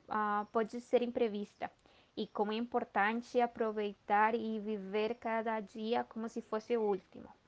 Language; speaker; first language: Portuguese; non-native, fluent; Spanish